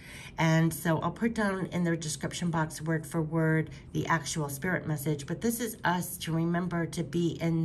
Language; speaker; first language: English; native; English